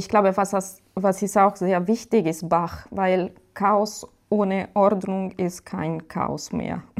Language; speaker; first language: German; non-native, fluent; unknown